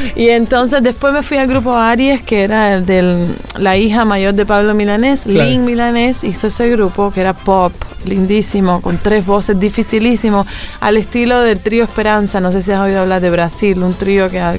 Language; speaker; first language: Spanish; native; Spanish